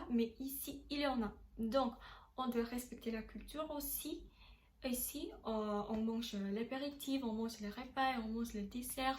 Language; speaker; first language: French; non-native, learner; Indonesian